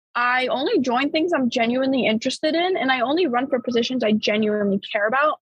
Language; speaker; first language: English; early bilingual, other home language; Bulgarian